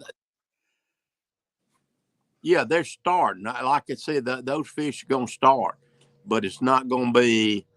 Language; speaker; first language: English; native; English